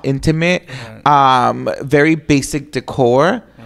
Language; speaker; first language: English; early bilingual, other home language; Spanish